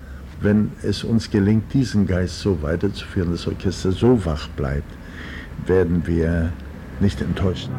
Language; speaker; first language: German; native; German